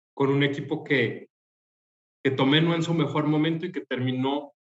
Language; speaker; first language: Spanish; native; Spanish